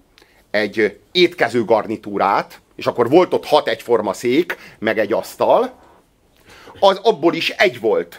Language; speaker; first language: Hungarian; native; Hungarian